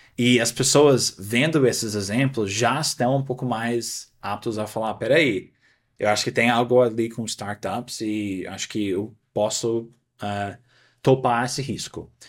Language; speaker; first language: Portuguese; non-native, fluent; English